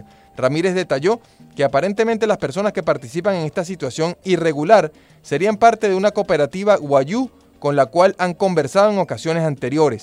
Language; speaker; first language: Spanish; native; Spanish